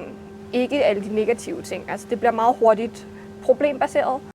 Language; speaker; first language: Danish; native; Danish